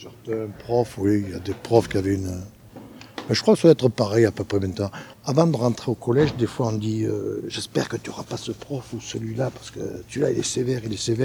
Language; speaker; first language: French; native; French